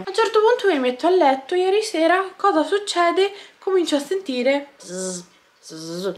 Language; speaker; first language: Italian; native; Italian